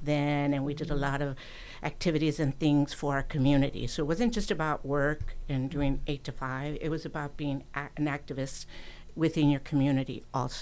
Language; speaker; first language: English; native; English